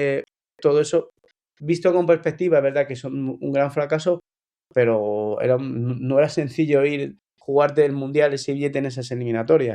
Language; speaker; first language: Spanish; native; Spanish